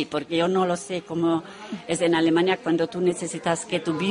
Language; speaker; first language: Spanish; non-native, learner; Romanian